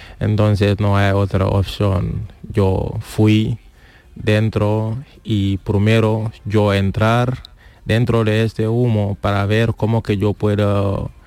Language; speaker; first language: Spanish; non-native, learner; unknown